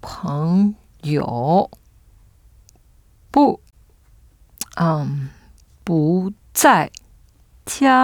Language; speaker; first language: Chinese; non-native, learner; French